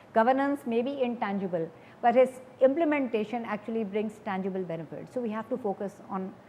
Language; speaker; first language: English; non-native, local second language; Urdu